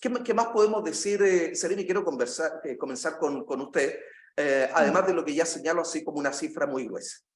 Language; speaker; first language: Spanish; native; Spanish